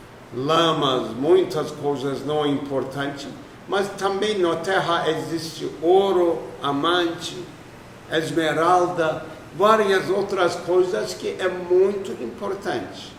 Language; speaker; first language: Portuguese; non-native, fluent; Turkish